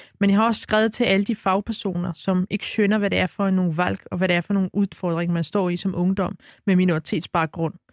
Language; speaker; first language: Danish; early bilingual, other home language; Arabic